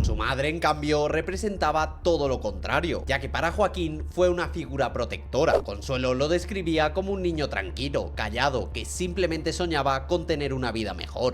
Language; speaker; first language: Spanish; native; Spanish